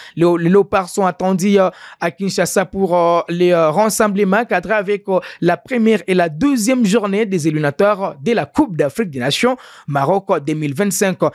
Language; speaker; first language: French; non-native, local second language; Swahili